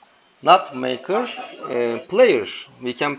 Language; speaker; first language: English; non-native, learner; Turkish